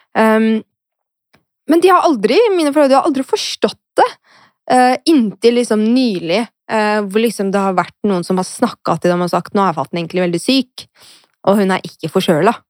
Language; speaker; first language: Norwegian; early bilingual, other home language; Arabic